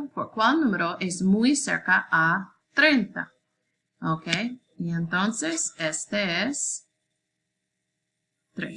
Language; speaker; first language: Spanish; non-native, learner; English